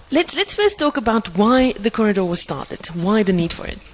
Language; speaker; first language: English; non-native, local second language; Afrikaans